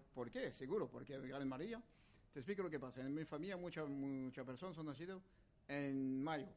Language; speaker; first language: Spanish; non-native, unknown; French